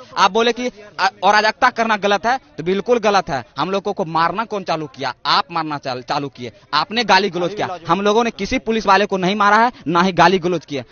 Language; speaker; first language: Hindi; native; Hindi